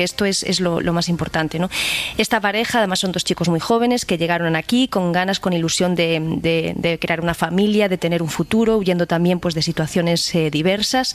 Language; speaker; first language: Spanish; native; Spanish